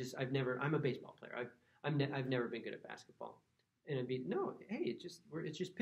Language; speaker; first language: English; native; English